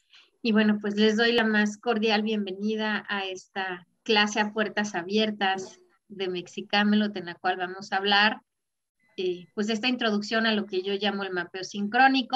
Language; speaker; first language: Spanish; native; Spanish